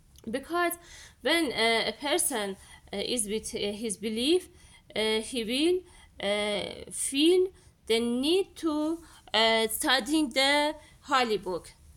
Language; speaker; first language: English; non-native, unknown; Persian